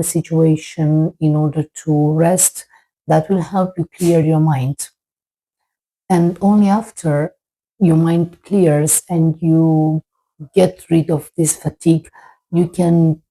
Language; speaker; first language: English; non-native, fluent; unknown